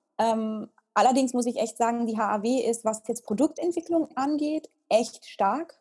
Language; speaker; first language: German; early bilingual, heritage; Italian